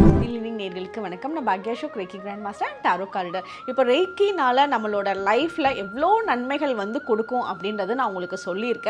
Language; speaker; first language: Tamil; native; Tamil